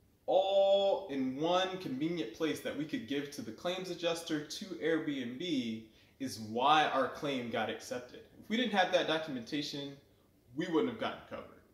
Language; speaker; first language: English; native; English